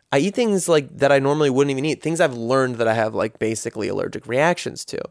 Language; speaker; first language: English; native; English